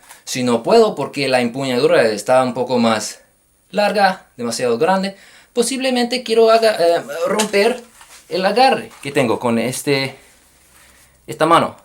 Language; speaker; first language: Spanish; non-native, fluent; English